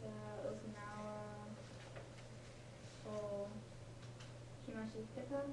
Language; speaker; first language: Japanese; non-native, learner; English